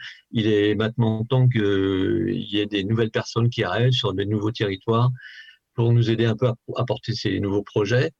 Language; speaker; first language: French; native; French